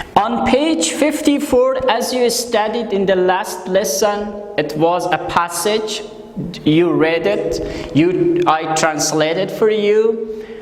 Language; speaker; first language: English; non-native, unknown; Persian